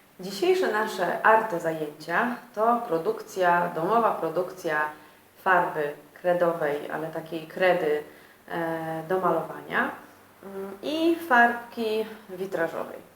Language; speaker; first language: Polish; native; Polish